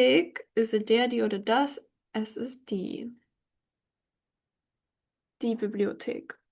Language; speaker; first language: German; non-native, fluent; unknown